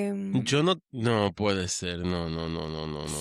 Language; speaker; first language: Spanish; native; Spanish